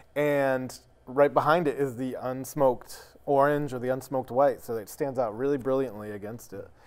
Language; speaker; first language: English; native; English